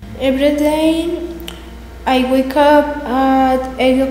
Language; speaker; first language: English; non-native, learner; Spanish